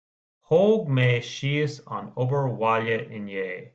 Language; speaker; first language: Irish; non-native, local second language; English